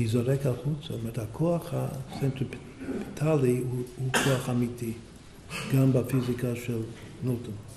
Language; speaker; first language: Hebrew; non-native, fluent; English